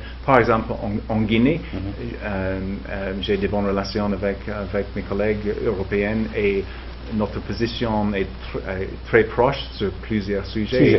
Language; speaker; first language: French; non-native, fluent; English